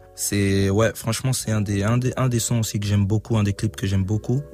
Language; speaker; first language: French; native; French